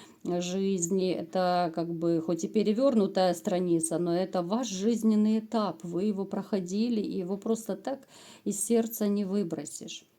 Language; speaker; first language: Russian; native; Russian